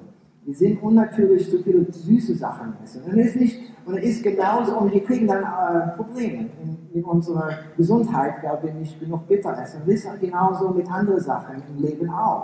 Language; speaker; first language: German; early bilingual, heritage; English